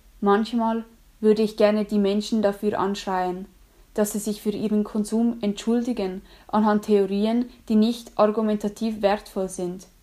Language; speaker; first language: German; native; German